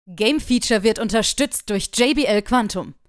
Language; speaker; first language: German; native; German